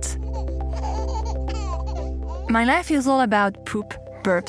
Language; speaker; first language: English; non-native, fluent; French